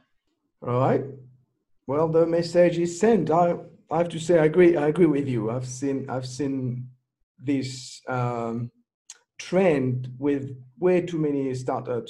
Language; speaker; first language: English; non-native, fluent; French